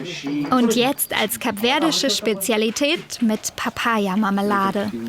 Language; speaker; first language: German; native; German